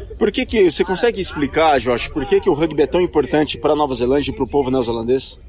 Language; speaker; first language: Portuguese; native; Portuguese